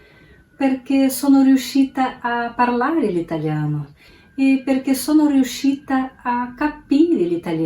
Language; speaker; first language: Italian; non-native, learner; Portuguese